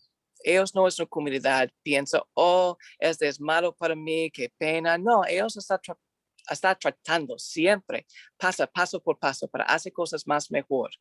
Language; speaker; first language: Spanish; non-native, learner; English